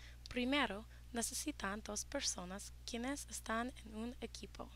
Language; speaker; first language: Spanish; non-native, learner; English